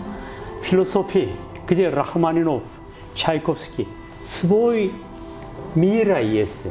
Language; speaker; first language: Russian; non-native, learner; Korean